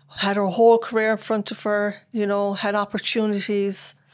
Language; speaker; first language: English; native; English